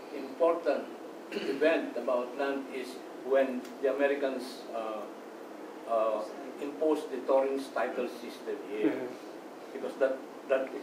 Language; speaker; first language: English; non-native, local second language; Iloko